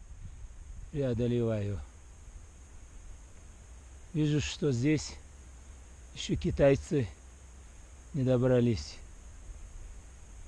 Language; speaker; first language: Russian; non-native, local second language; Uzbek